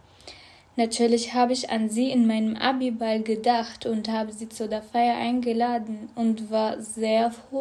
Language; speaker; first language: German; non-native, fluent; Arabic